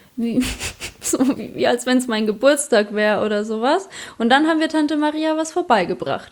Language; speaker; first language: German; early bilingual, other home language; Polish